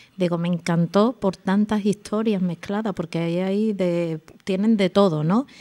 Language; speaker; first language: Spanish; native; Spanish